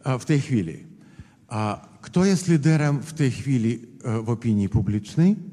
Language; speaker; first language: Polish; non-native, fluent; Russian